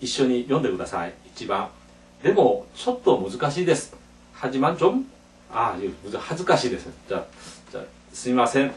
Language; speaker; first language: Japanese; non-native, fluent; Korean